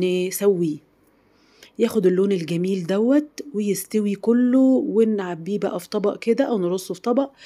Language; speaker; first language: Arabic; native; Arabic